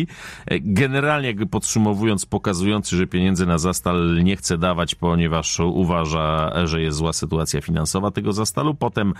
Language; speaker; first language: Polish; native; Polish